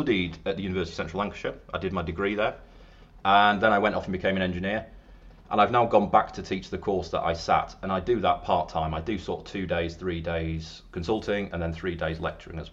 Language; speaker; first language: English; native; English